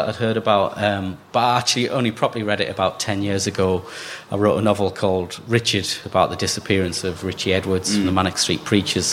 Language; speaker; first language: English; native; English